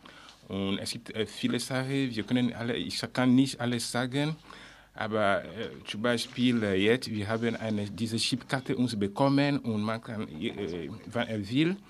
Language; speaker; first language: German; non-native, learner; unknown